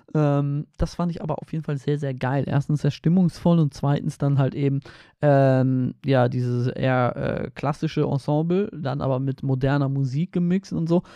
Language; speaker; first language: German; early bilingual, other home language; Polish